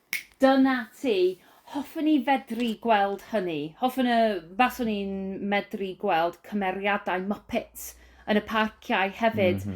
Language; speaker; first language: Welsh; non-native, learner; English